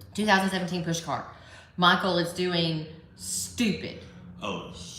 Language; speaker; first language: English; native; English